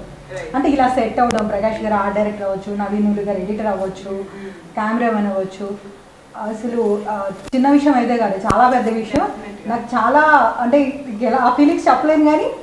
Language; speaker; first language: Telugu; native; Telugu